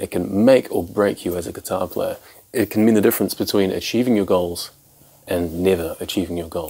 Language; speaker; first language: English; native; English